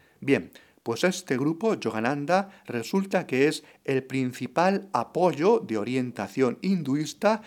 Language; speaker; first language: Spanish; native; Spanish